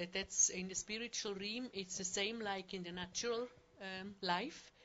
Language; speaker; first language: English; non-native, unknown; German